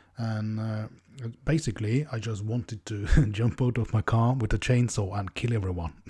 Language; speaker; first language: English; non-native, fluent; Norwegian